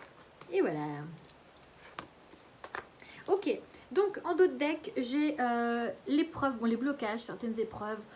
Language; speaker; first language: French; native; French